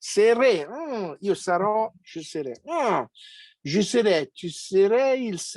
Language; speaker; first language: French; non-native, fluent; Italian